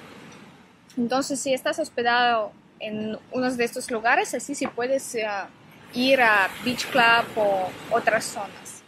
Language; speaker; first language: Spanish; non-native, fluent; Russian